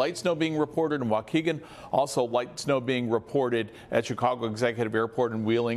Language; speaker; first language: English; native; English